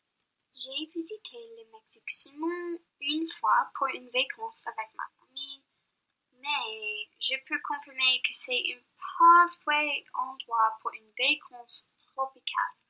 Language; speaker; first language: French; non-native, local second language; English